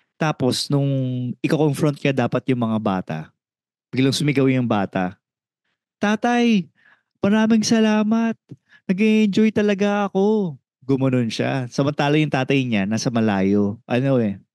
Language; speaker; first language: Filipino; native; Filipino